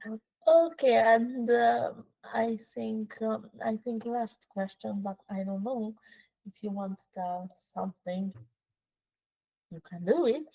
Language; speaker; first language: English; non-native, learner; Hungarian